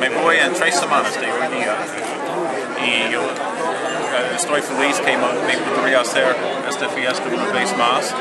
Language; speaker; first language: Spanish; non-native, learner; English